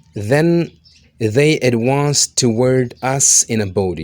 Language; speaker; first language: English; non-native, local second language; Urdu